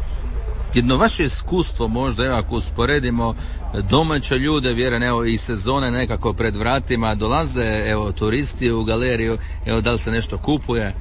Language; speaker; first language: Serbian; native; Serbian